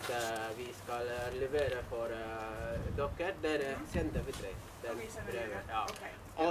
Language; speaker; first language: Norwegian; non-native, learner; Oromo